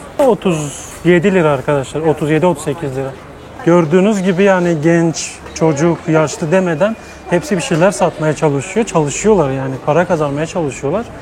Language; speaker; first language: Turkish; native; Turkish